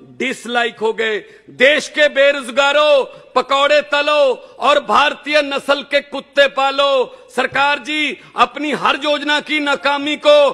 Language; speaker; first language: Hindi; non-native, local second language; Punjabi